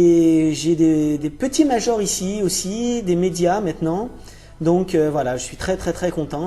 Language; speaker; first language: French; native; French